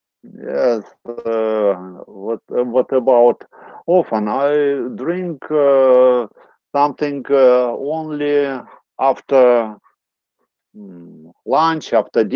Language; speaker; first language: English; non-native, learner; Russian